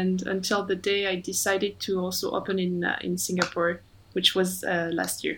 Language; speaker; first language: English; non-native, fluent; French